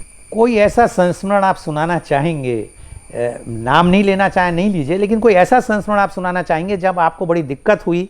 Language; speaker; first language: Hindi; native; Hindi